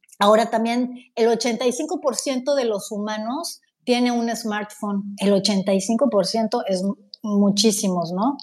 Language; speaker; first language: Spanish; native; Spanish